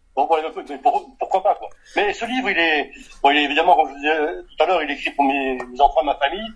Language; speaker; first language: French; early bilingual, other home language; Portuguese